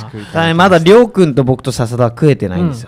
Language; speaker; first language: Japanese; native; Japanese